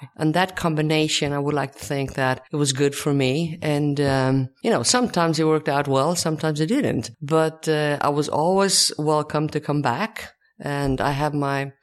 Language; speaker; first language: English; non-native, fluent; Swedish